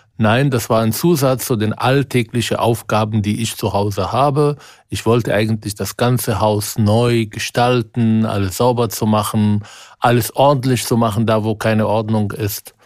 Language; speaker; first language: German; non-native, fluent; Arabic